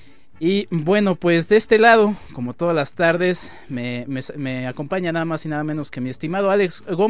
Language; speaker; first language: Spanish; native; Spanish